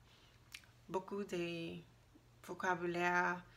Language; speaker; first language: French; non-native, learner; English